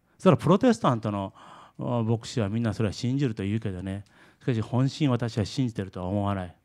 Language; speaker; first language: Japanese; early bilingual, heritage; Japanese